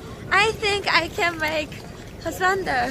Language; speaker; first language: English; non-native, learner; Korean